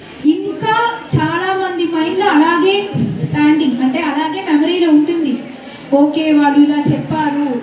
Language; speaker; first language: Telugu; non-native, local second language; Tamil